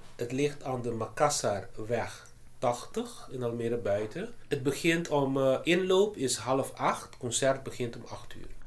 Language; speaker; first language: Dutch; non-native, local second language; Papiamento